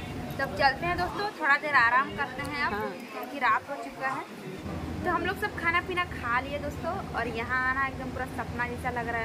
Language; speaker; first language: Hindi; native; Hindi